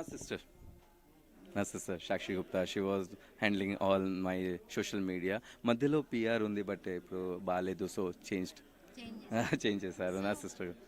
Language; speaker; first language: Telugu; non-native, learner; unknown